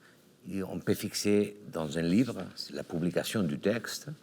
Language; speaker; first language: French; non-native, learner; Catalan